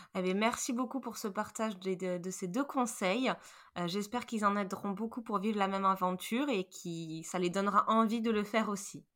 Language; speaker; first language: French; native; French